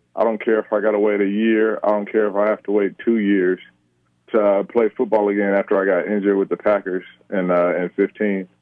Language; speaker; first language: English; native; English